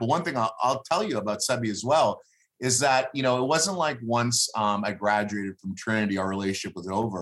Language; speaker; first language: English; early bilingual, other home language; Hebrew